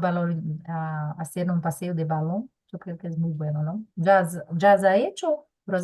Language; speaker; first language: Spanish; non-native, learner; Portuguese